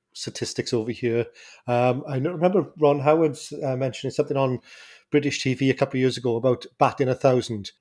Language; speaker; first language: English; native; English